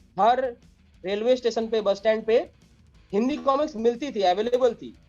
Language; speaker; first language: Hindi; non-native, local second language; Bangla